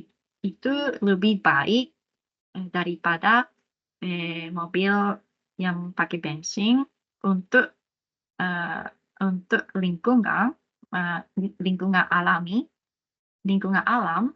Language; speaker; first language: Indonesian; non-native, fluent; Japanese